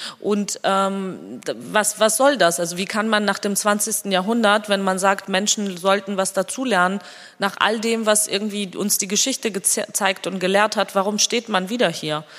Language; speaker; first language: German; non-native, fluent; Georgian